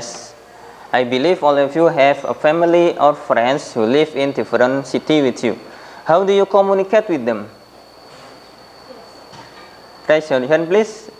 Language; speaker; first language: English; non-native, fluent; Indonesian